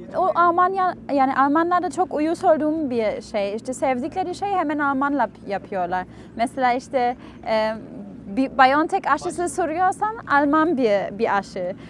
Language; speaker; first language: Turkish; non-native, fluent; German